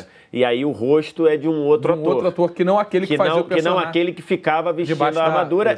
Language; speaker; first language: Portuguese; native; Portuguese